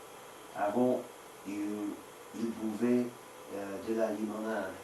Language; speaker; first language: French; non-native, learner; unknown